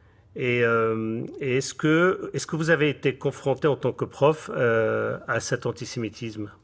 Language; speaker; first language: French; native; French